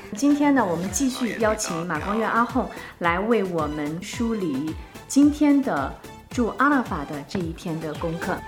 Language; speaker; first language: Chinese; native; Chinese